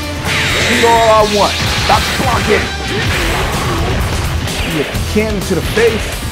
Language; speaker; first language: English; native; English